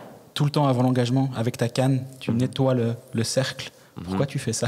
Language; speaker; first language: French; native; French